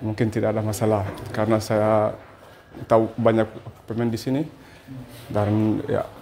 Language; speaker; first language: Indonesian; non-native, learner; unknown